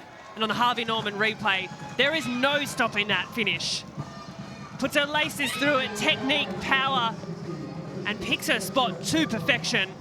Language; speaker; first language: English; native; English